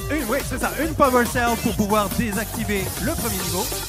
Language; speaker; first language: French; native; French